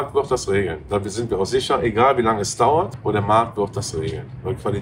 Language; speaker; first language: German; native; German